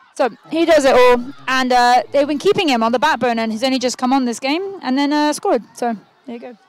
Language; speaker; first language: English; native; English